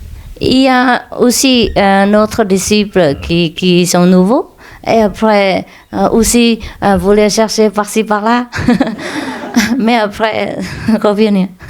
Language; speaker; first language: French; non-native, fluent; Vietnamese